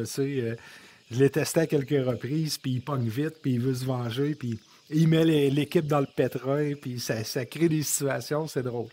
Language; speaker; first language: French; native; French